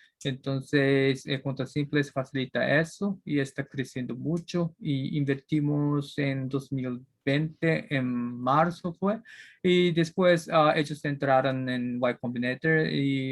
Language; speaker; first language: Spanish; non-native, learner; Japanese